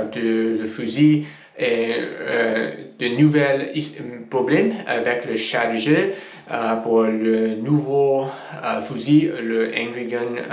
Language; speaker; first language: French; non-native, learner; English